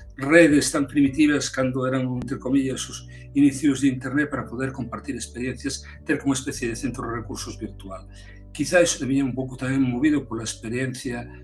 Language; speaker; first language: Galician; non-native, local second language; Spanish